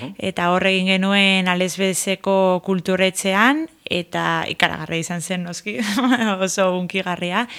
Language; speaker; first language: Basque; non-native, local second language; Spanish